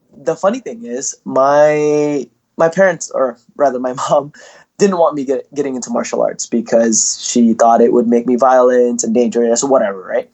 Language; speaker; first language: English; early bilingual, other home language; Indonesian